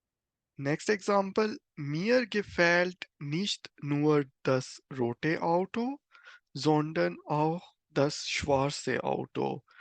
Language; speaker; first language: German; non-native, fluent; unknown